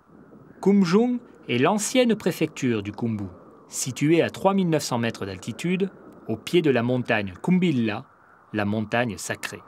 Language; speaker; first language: French; native; French